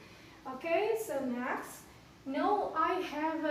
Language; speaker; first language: English; non-native, fluent; Indonesian